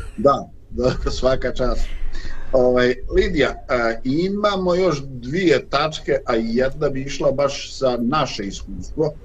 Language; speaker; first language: Bosnian; native; Bosnian